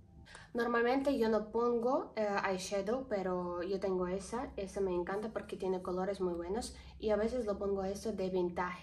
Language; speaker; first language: Spanish; non-native, learner; Ukrainian